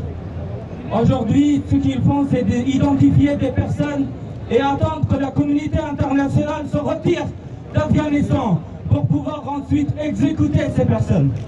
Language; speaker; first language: French; non-native, fluent; Persian